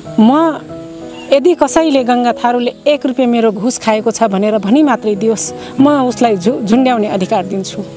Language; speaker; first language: Nepali; non-native, local second language; Dangaura Tharu